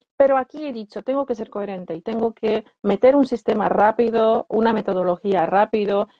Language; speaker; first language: Spanish; non-native, fluent; Polish